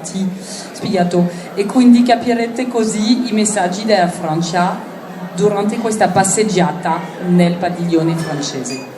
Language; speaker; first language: Italian; non-native, learner; French